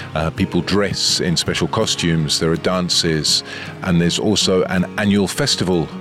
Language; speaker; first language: English; native; English